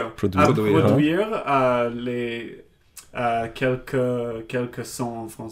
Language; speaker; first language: French; non-native, learner; English